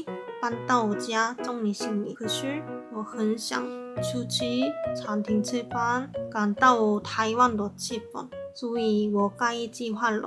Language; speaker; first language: Chinese; non-native, learner; Korean